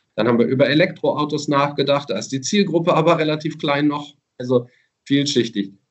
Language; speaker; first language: German; native; German